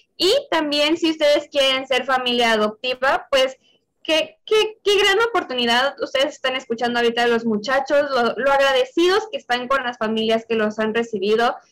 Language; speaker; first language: Spanish; native; Spanish